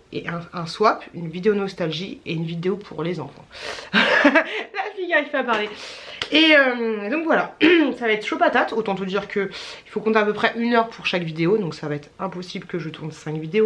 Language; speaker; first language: French; native; French